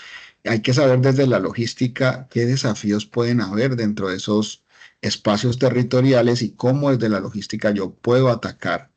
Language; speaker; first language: Spanish; native; Spanish